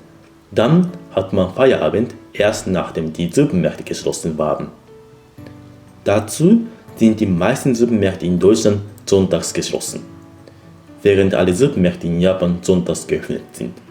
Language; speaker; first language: German; non-native, fluent; Japanese